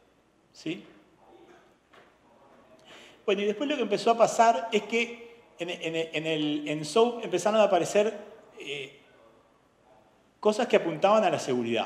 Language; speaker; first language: Spanish; native; Spanish